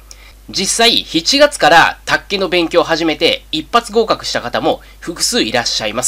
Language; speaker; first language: Japanese; native; Japanese